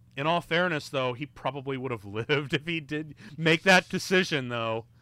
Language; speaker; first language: English; native; English